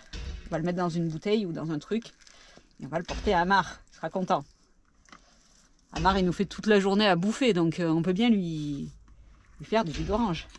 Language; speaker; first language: French; native; French